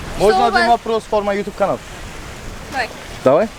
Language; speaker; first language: Russian; non-native, learner; Turkish